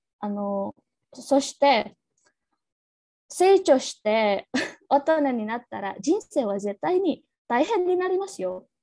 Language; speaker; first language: Japanese; non-native, learner; Indonesian